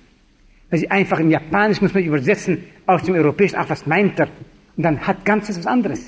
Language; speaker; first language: German; non-native, fluent; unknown